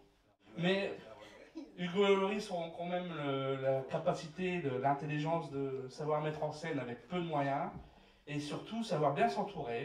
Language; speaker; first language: French; native; French